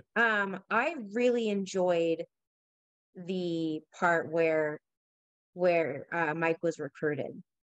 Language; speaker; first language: English; native; English